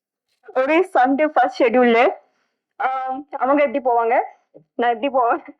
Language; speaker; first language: Tamil; non-native, learner; Bangla